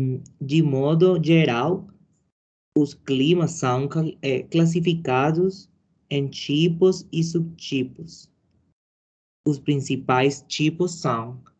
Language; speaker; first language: Portuguese; non-native, learner; Spanish